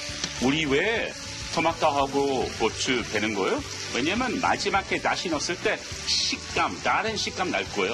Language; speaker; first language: Korean; non-native, learner; English